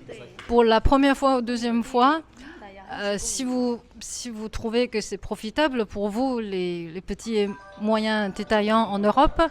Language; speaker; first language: French; non-native, fluent; Chinese